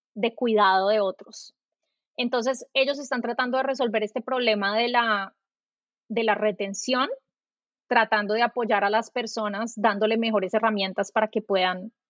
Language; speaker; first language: Spanish; native; Spanish